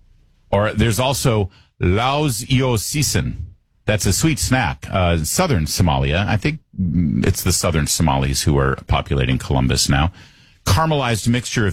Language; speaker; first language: English; native; English